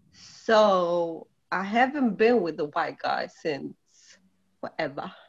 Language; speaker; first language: English; early bilingual, other home language; Polish